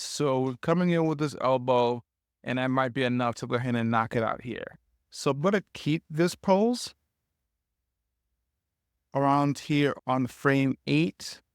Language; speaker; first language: English; native; English